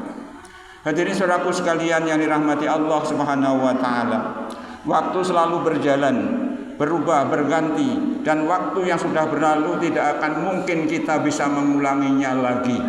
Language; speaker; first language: Indonesian; native; Indonesian